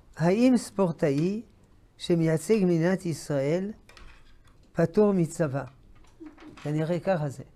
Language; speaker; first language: Hebrew; non-native, fluent; French